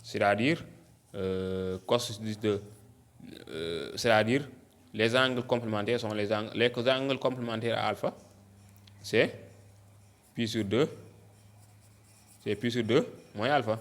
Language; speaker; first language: French; non-native, local second language; Wolof